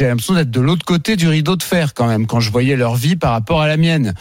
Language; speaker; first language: French; native; French